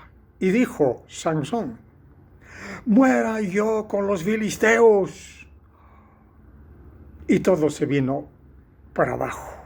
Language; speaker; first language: Spanish; native; Spanish